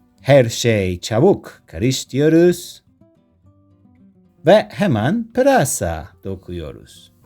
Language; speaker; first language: Turkish; non-native, learner; Spanish